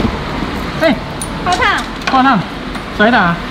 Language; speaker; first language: Chinese; native; Chinese